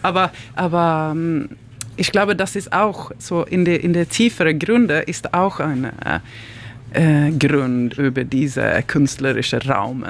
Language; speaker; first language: German; non-native, learner; Swedish